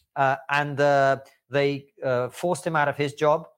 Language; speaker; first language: English; early bilingual, other home language; Russian